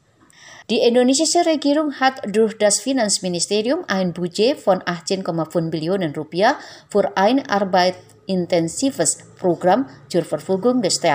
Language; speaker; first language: German; non-native, fluent; Indonesian